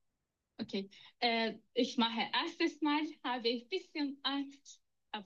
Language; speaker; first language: German; non-native, learner; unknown